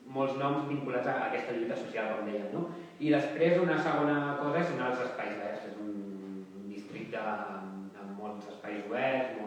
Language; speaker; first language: Catalan; native; Catalan